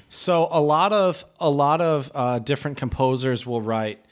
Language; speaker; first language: English; native; English